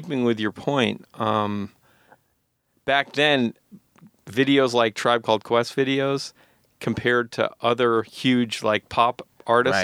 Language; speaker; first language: English; native; English